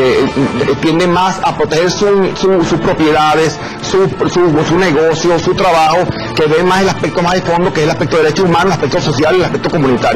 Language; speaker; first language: Spanish; native; Spanish